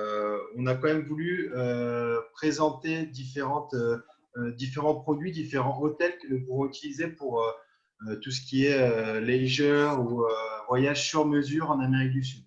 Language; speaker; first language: French; native; French